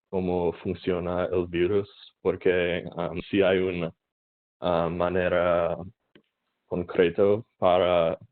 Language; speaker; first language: Spanish; non-native, learner; English